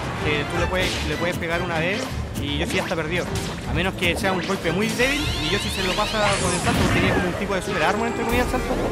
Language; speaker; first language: Spanish; native; Spanish